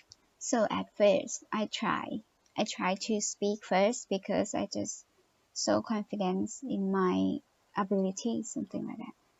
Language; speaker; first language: English; non-native, learner; Thai